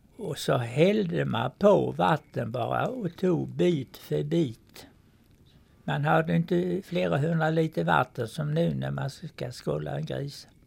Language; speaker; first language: Swedish; native; Swedish